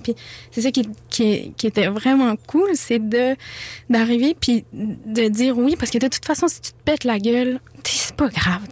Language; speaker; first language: French; native; French